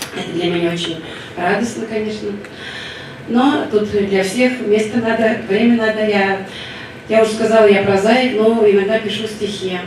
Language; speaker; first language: Russian; non-native, local second language; Chuvash